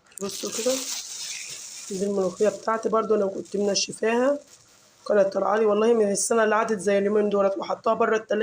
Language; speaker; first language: Arabic; native; Arabic